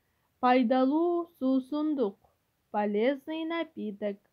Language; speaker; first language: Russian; non-native, local second language; Kyrgyz